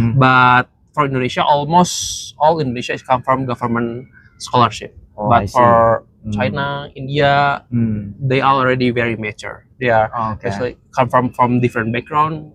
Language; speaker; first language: English; non-native, fluent; Indonesian